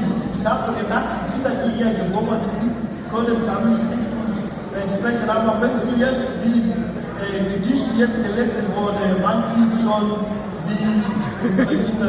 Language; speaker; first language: German; non-native, fluent; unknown